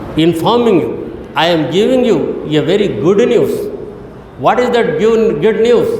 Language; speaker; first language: English; non-native, local second language; Urdu